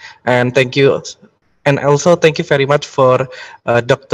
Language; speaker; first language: English; non-native, fluent; Indonesian